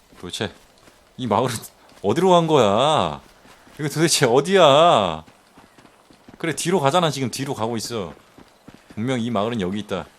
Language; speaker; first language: Korean; native; Korean